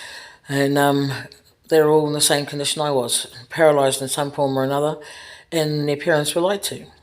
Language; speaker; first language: English; native; English